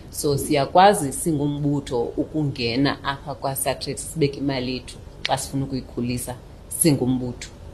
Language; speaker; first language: Xhosa; native; Xhosa